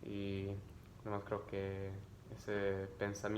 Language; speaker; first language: Spanish; early bilingual, other home language; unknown